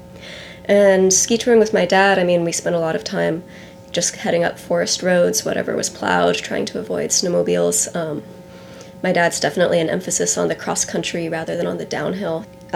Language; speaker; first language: English; native; English